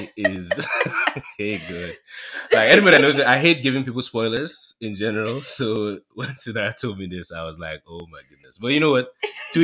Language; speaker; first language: English; non-native, local second language; Yoruba